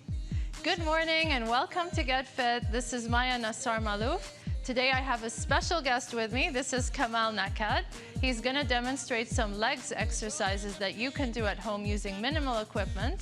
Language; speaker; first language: English; non-native, local second language; Arabic